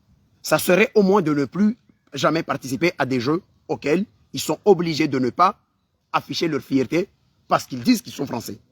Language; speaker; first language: French; non-native, local second language; Comorian